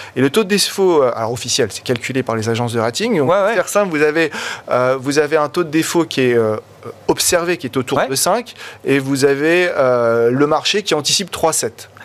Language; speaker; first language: French; native; French